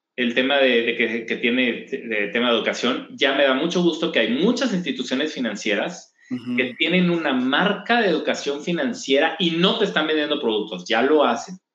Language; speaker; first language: Spanish; native; Spanish